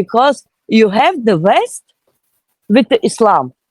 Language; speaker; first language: English; non-native, fluent; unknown